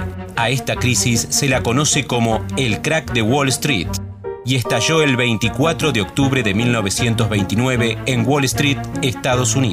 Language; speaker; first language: Spanish; native; Spanish